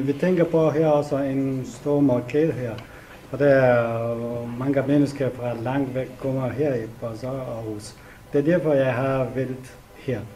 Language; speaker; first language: Danish; non-native, learner; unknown